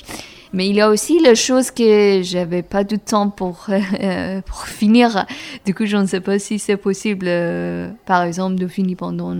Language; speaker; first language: French; non-native, fluent; Persian